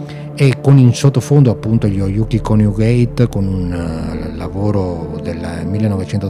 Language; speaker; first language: Italian; native; Italian